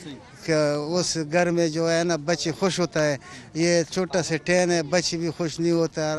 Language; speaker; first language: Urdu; non-native, local second language; Pashto